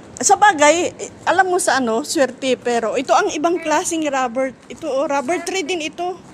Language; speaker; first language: Filipino; native; Filipino